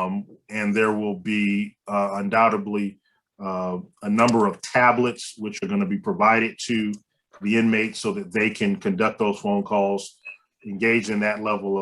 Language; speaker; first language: English; native; English